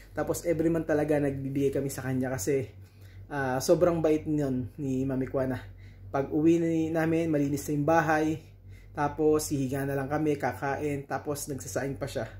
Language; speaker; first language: Filipino; native; Filipino